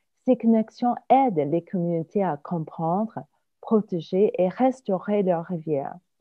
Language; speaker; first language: French; non-native, fluent; English